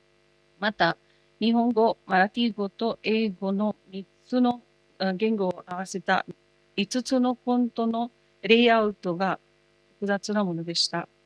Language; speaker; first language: Japanese; non-native, fluent; Marathi